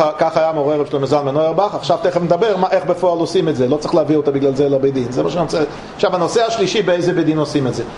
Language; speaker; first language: Hebrew; native; Hebrew